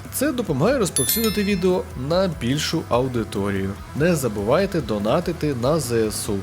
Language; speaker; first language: Ukrainian; native; Ukrainian